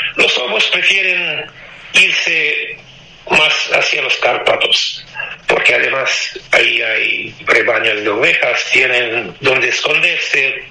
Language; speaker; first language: Spanish; non-native, fluent; Romanian